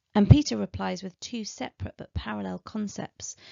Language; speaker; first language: English; native; English